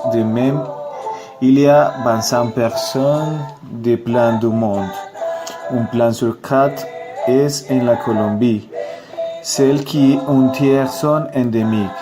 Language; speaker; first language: French; non-native, learner; Spanish